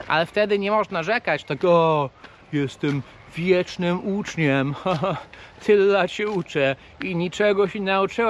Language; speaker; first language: Polish; early bilingual, heritage; Polish